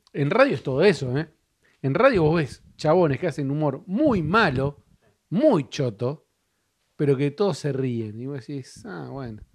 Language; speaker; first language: Spanish; native; Spanish